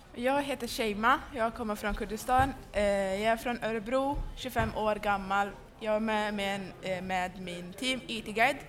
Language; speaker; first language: Swedish; non-native, fluent; Kurdish